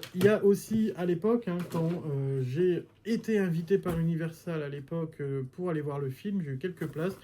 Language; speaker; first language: French; native; French